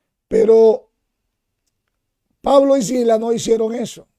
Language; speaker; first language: Spanish; native; Spanish